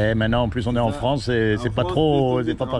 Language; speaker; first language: French; native; French